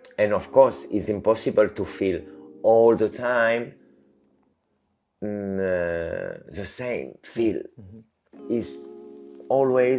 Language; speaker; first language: English; non-native, learner; French